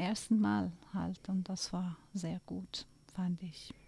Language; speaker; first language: German; non-native, fluent; Persian